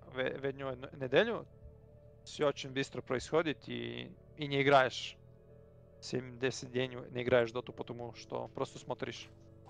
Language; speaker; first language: Russian; non-native, learner; Serbian